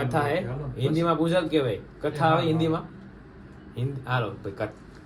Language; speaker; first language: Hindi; non-native, local second language; Gujarati